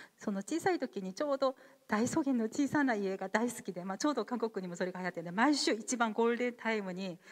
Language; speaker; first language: Japanese; non-native, fluent; Korean